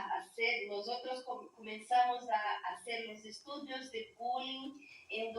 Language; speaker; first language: Spanish; non-native, learner; Portuguese